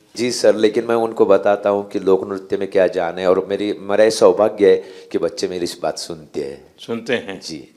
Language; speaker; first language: Hindi; non-native, local second language; Marathi